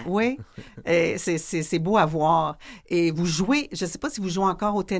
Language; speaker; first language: French; native; French